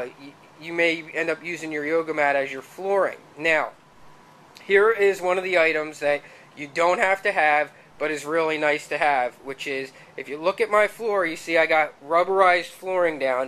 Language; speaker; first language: English; native; English